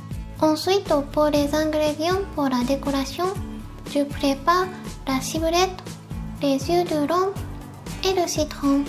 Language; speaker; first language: French; non-native, fluent; Japanese